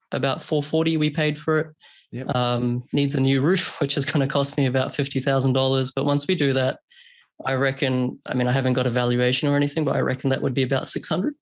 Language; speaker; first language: English; early bilingual, other home language; Hindi